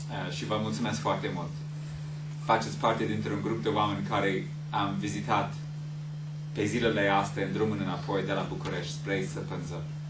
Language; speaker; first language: Romanian; non-native, fluent; English